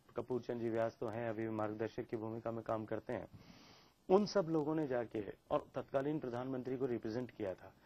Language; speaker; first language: Hindi; native; Hindi